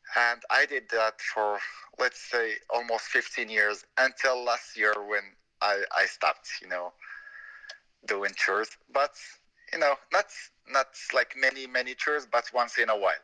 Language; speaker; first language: English; non-native, fluent; Arabic